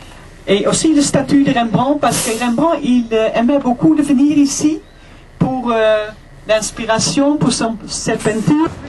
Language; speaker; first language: French; non-native, fluent; Dutch